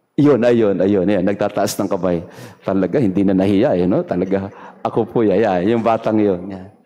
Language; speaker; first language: Filipino; non-native, local second language; Bikol